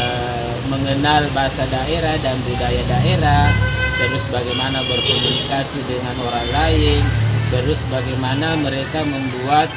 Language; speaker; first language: Indonesian; native; Indonesian